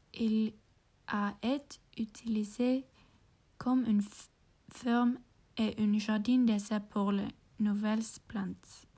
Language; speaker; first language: French; non-native, learner; English